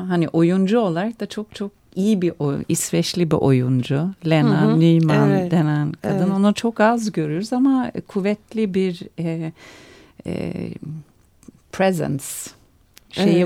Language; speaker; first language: Turkish; early bilingual, heritage; Turkish